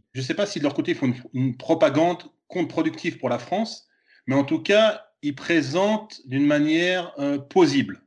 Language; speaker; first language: French; native; French